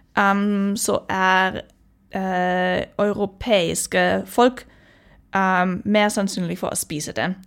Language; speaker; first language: Norwegian; non-native, fluent; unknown